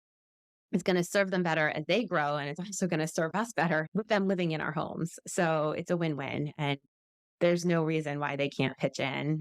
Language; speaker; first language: English; native; English